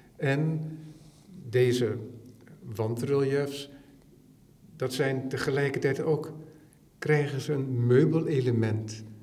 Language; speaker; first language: Dutch; native; Dutch